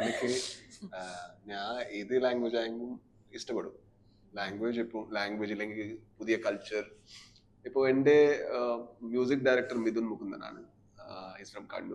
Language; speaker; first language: Malayalam; non-native, learner; Kannada